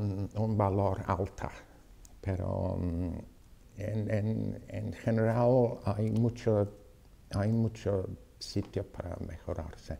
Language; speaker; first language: Spanish; non-native, fluent; English